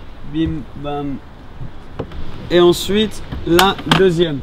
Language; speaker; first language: French; native; French